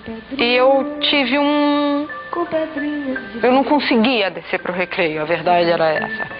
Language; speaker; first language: Portuguese; native; Portuguese